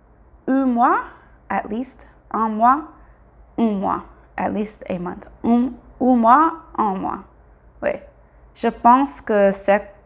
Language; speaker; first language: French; non-native, learner; English